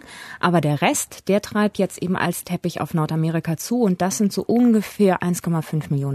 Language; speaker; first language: German; native; German